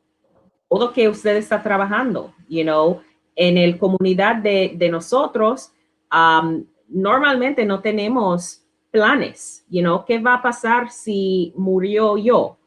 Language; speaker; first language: Spanish; non-native, learner; English